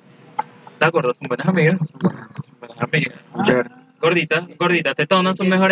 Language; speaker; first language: Spanish; native; Spanish